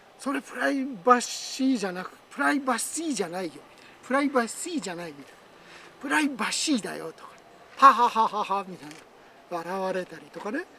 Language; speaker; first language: Japanese; non-native, fluent; Persian